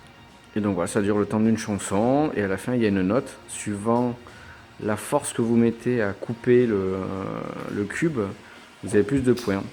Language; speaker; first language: French; native; French